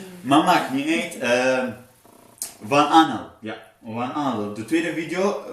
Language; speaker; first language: Dutch; early bilingual, other home language; Arabic